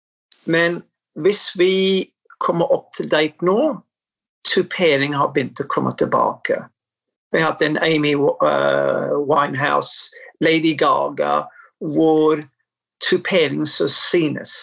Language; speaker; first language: Norwegian; non-native, fluent; English